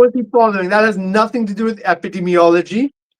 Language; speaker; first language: English; native; English